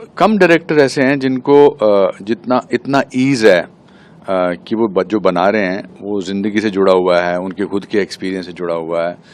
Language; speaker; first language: Hindi; native; Hindi